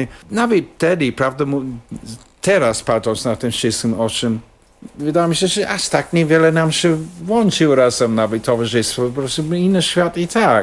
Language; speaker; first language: Polish; non-native, fluent; English